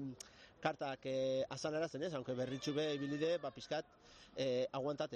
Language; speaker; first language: Basque; native; Basque